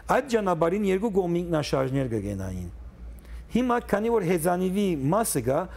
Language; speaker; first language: Armenian; early bilingual, heritage; Armenian